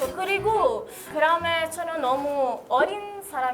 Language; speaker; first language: Korean; early bilingual, other home language; Italian